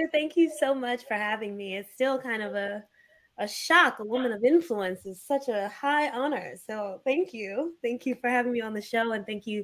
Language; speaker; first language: English; early bilingual, other home language; Haitian Creole